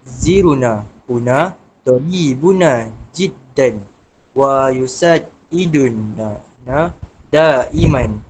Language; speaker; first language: Arabic; non-native, learner; Malay